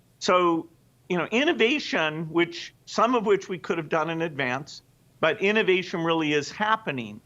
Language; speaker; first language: English; native; English